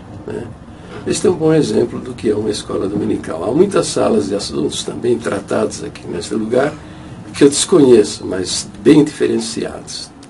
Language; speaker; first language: Portuguese; native; Portuguese